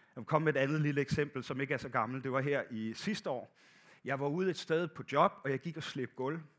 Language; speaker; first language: Danish; native; Danish